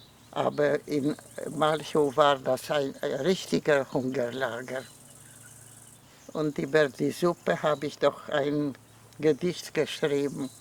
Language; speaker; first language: German; non-native, fluent; Polish